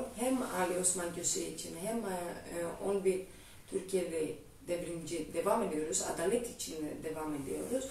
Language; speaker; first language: Turkish; non-native, learner; Greek